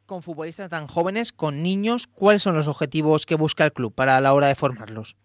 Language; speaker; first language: Spanish; native; Spanish